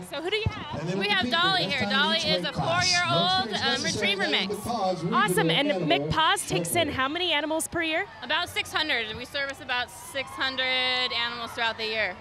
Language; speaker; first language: English; native; English